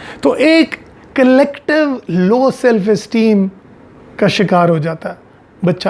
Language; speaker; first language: Urdu; non-native, local second language; Punjabi